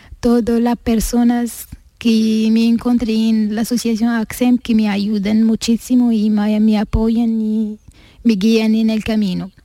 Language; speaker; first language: Spanish; non-native, learner; Arabic